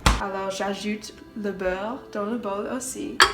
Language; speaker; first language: French; non-native, learner; English